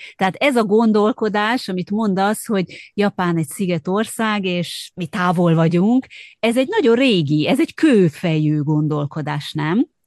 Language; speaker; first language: Hungarian; native; Hungarian